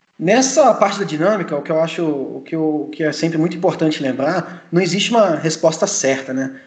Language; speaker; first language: Portuguese; early bilingual, heritage; Portuguese